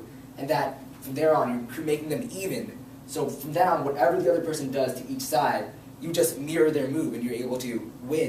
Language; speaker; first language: English; native; English